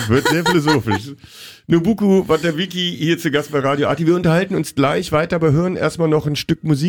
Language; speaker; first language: German; native; German